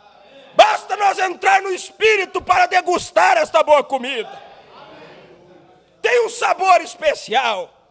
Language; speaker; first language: Portuguese; native; Portuguese